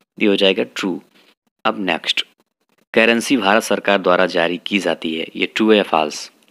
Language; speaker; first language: Hindi; native; Hindi